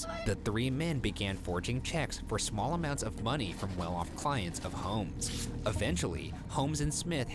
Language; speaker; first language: English; native; English